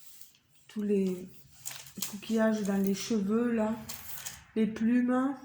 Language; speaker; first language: French; native; French